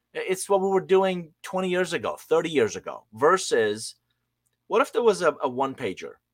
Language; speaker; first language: English; non-native, fluent; Persian